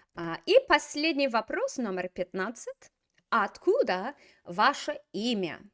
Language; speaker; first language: Russian; non-native, fluent; English